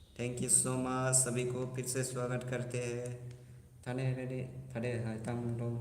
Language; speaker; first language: Hindi; non-native, local second language; Bodo